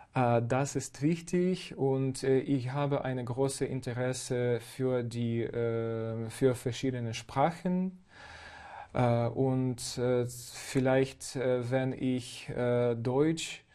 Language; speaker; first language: German; non-native, fluent; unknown